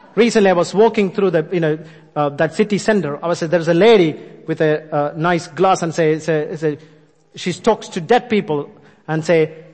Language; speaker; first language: English; non-native, local second language; Malayalam